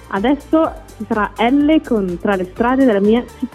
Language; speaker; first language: Italian; native; Italian